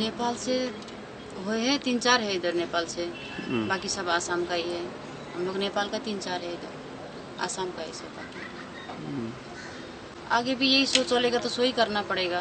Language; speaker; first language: Hindi; non-native, learner; Nepali